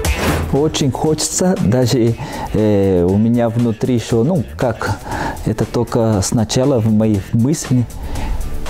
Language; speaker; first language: Russian; non-native, fluent; Portuguese